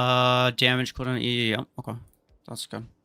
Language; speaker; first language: English; native; English